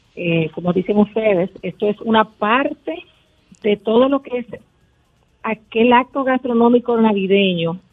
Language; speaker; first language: Spanish; native; Spanish